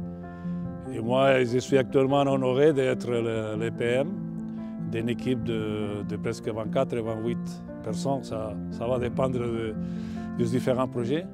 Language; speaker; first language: French; non-native, fluent; Catalan